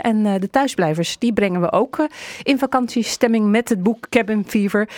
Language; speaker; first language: Dutch; native; Dutch